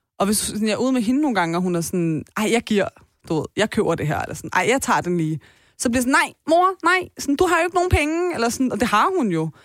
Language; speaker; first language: Danish; early bilingual, other home language; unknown